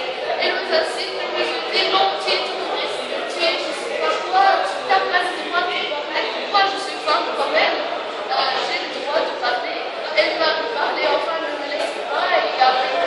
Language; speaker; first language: French; non-native, learner; Arabic